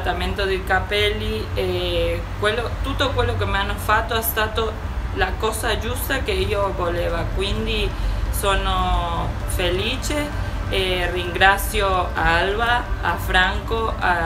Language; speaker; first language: Italian; non-native, learner; Spanish